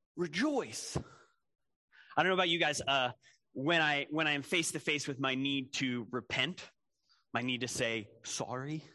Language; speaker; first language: English; native; English